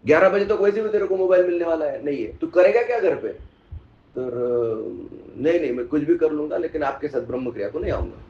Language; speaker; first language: Hindi; non-native, local second language; Marathi